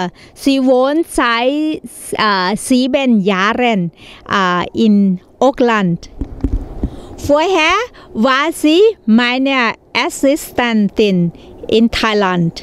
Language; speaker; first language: German; non-native, learner; Thai